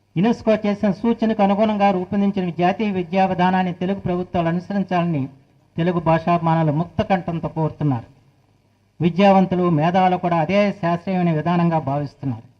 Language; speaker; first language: Telugu; native; Telugu